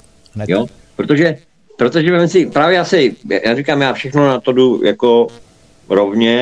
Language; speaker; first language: Czech; native; Czech